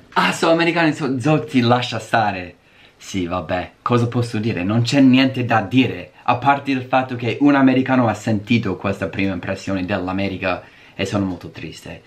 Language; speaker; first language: Italian; non-native, fluent; English